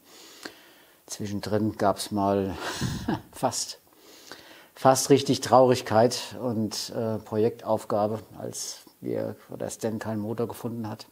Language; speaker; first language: German; native; German